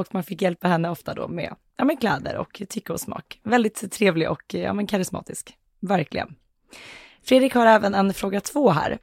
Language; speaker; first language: Swedish; native; Swedish